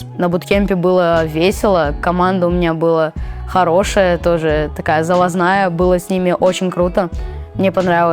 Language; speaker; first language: Russian; native; Russian